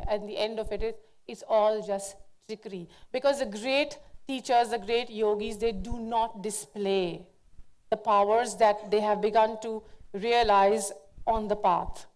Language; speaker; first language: English; non-native, local second language; Hindi